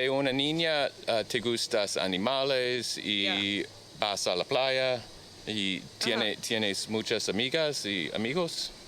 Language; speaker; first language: Spanish; non-native, learner; English